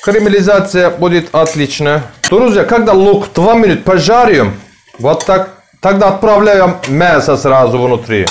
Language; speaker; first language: Russian; non-native, learner; Turkish